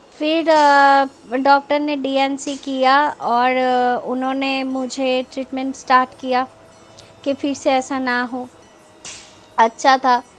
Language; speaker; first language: Hindi; non-native, local second language; Bangla